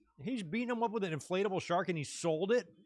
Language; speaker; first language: English; native; English